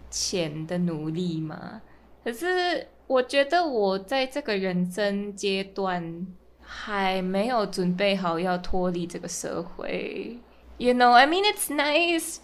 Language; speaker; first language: Chinese; non-native, fluent; Min Nan Chinese